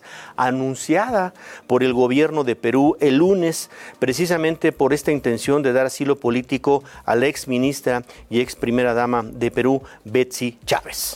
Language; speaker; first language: Spanish; native; Spanish